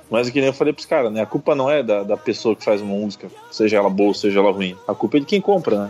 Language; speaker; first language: Portuguese; non-native, fluent; Russian